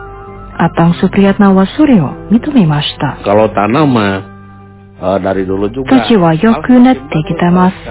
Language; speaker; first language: Japanese; non-native, fluent; Indonesian